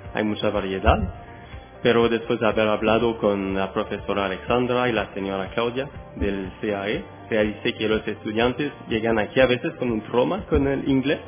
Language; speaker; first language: Spanish; non-native, fluent; French